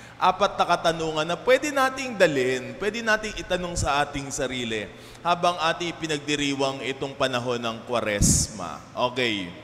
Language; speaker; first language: Filipino; native; Filipino